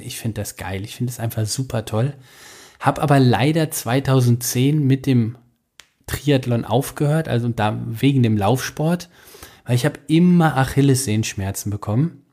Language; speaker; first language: German; native; German